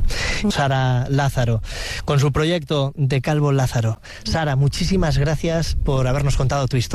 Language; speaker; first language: Spanish; native; Spanish